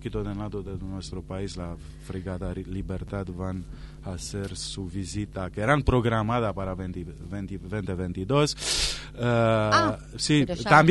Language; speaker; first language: Spanish; non-native, fluent; Romanian